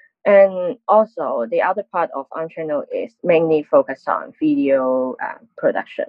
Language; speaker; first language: English; non-native, local second language; Cantonese